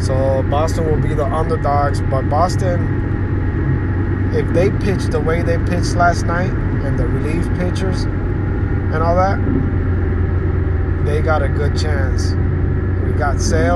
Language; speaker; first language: English; non-native, fluent; Spanish